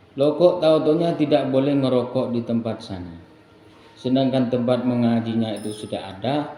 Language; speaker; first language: Indonesian; non-native, local second language; Madurese